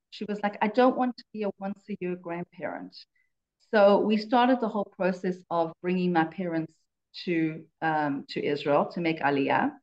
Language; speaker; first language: English; native; English